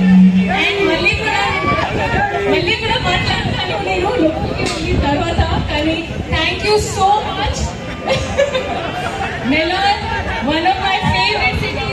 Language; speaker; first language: Telugu; non-native, learner; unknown